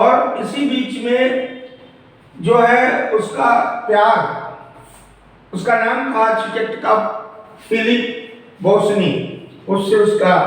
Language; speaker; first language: Hindi; native; Hindi